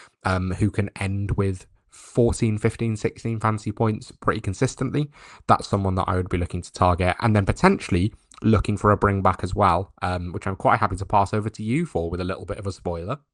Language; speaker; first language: English; native; English